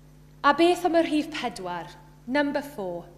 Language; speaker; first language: Welsh; native; Welsh